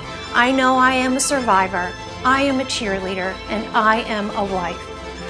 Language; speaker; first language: English; native; English